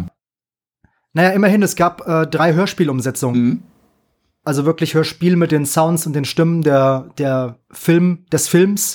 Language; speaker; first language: German; native; German